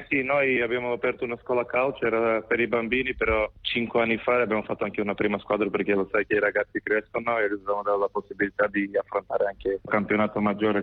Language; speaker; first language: Italian; non-native, fluent; Macedonian